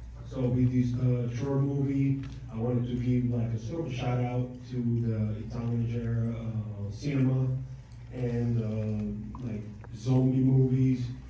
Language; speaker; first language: English; non-native, fluent; Italian